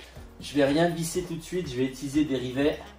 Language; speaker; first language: French; native; French